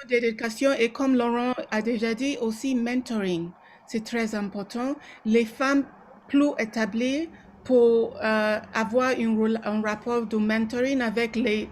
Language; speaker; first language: French; non-native, local second language; Yoruba